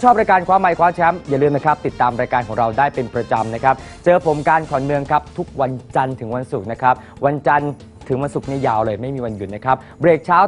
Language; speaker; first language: Thai; native; Thai